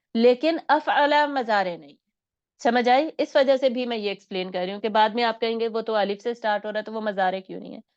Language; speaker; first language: Urdu; native; Urdu